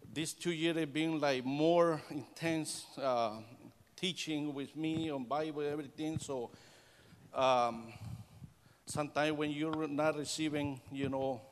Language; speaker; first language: English; non-native, learner; Spanish